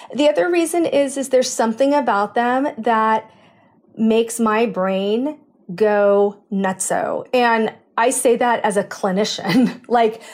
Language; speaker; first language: English; native; English